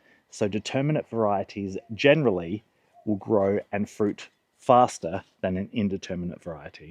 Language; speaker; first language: English; native; English